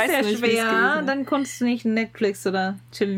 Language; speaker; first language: German; non-native, learner; Japanese